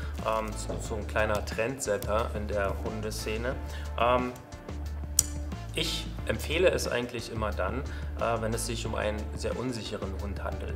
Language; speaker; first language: German; native; German